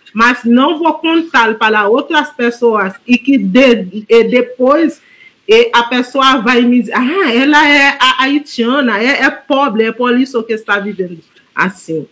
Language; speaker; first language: Portuguese; non-native, fluent; Haitian Creole